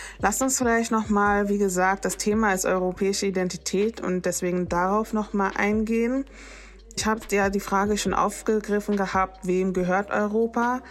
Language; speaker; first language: German; native; German